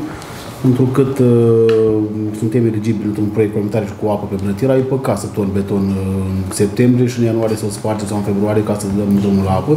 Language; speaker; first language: Romanian; native; Romanian